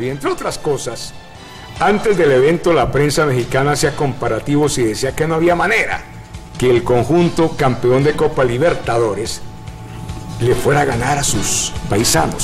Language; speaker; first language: Spanish; native; Spanish